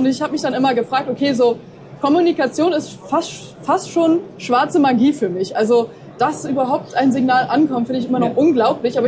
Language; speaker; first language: German; native; German